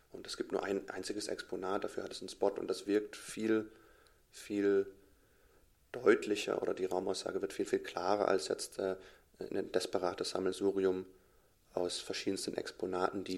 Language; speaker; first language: German; native; German